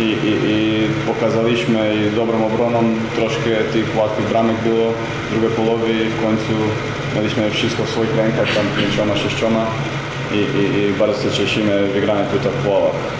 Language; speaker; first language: Polish; non-native, fluent; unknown